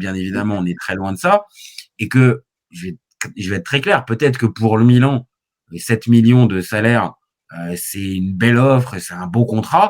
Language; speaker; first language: French; native; French